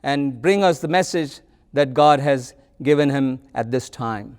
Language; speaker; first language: English; non-native, local second language; Malayalam